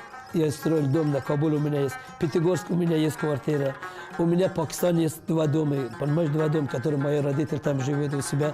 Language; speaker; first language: Russian; non-native, learner; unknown